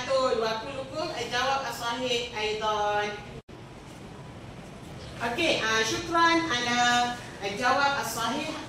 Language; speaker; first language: Arabic; non-native, learner; Malay